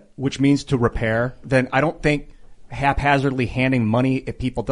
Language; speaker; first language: English; early bilingual, other home language; German